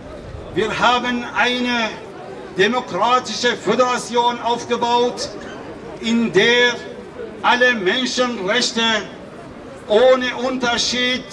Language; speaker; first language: German; non-native, fluent; Kurdish